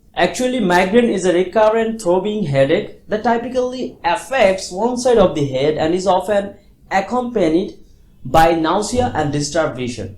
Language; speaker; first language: English; non-native, local second language; Bangla